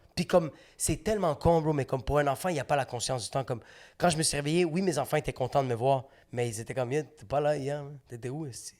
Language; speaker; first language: French; native; French